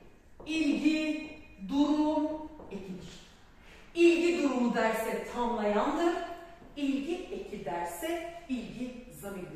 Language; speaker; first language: Turkish; native; Turkish